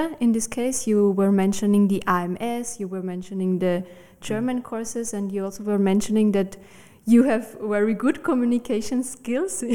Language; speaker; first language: English; non-native, fluent; German